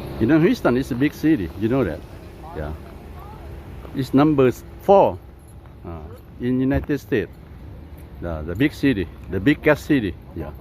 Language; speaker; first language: English; non-native, fluent; Lao